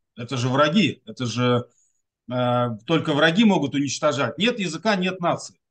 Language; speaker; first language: Russian; non-native, local second language; Tatar